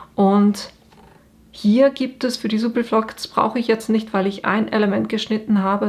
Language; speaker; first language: German; native; German